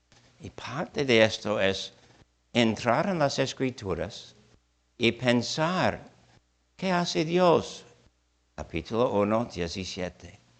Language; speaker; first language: Spanish; non-native, fluent; English